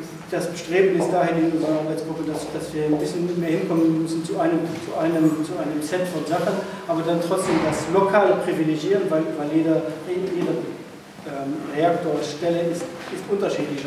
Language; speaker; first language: German; non-native, local second language; Luxembourgish